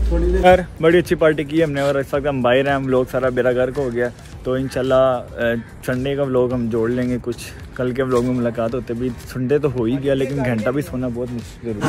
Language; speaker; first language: Urdu; non-native, local second language; Punjabi